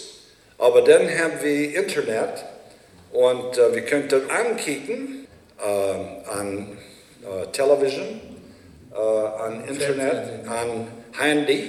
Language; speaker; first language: German; early bilingual, heritage; Low German